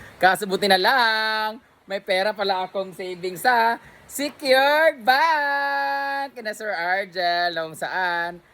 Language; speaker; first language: Filipino; non-native, local second language; Cebuano